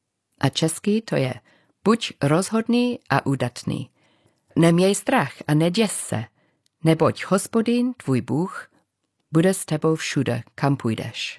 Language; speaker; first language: Czech; non-native, learner; English